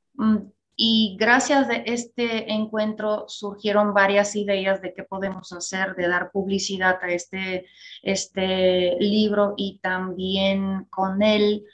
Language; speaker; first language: Spanish; non-native, fluent; Bulgarian